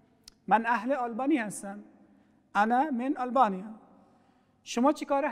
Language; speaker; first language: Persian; non-native, fluent; Arabic